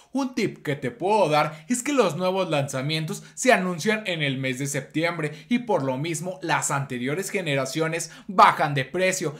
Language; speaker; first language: Spanish; native; Spanish